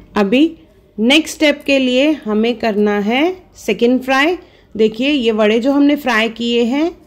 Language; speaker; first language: Hindi; non-native, local second language; Sindhi